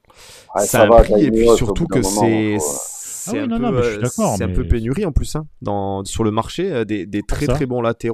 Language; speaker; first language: French; native; French